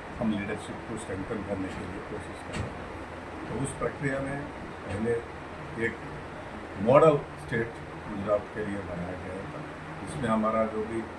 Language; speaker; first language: Hindi; non-native, local second language; Telugu